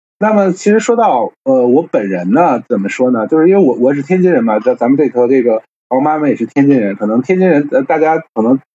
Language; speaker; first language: Chinese; native; Chinese